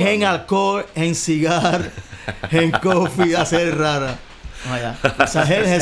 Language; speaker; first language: Dutch; non-native, learner; Spanish